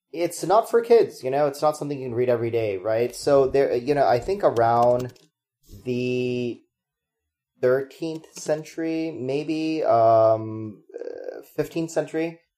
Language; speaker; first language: English; non-native, local second language; Hindi